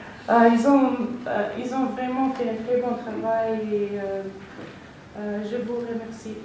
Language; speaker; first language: French; non-native, fluent; English